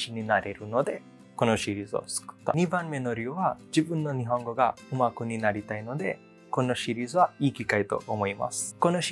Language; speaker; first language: Japanese; non-native, learner; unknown